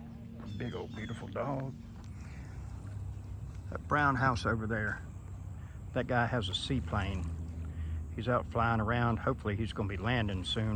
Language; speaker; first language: English; native; English